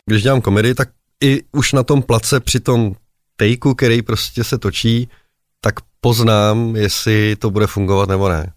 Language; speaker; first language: Czech; native; Czech